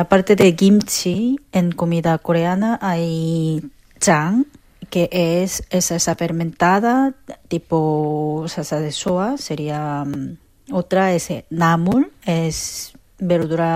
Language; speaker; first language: Spanish; non-native, fluent; Korean